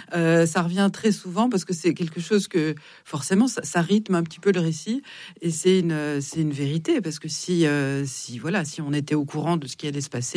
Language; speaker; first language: French; native; French